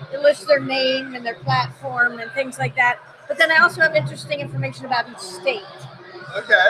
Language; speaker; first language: English; native; English